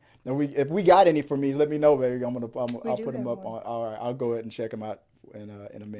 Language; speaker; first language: English; native; English